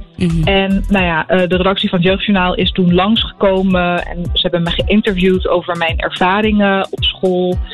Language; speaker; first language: Dutch; early bilingual, other home language; Arabic